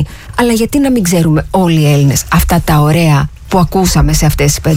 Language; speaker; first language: Greek; native; Greek